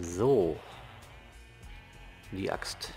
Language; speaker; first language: German; native; German